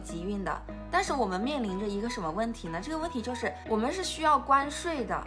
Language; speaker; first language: Chinese; native; Chinese